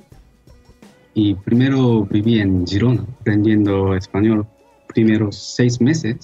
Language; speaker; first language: Spanish; non-native, fluent; Japanese